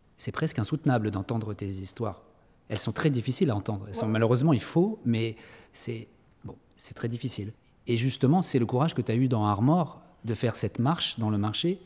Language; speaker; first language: French; native; French